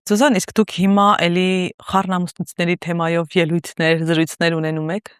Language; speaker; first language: Armenian; native; Armenian